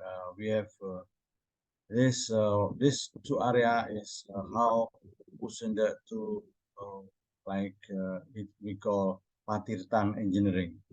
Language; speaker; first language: English; non-native, learner; Indonesian